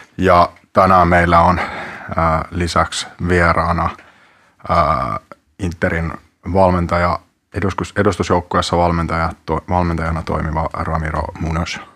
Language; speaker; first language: Finnish; native; Finnish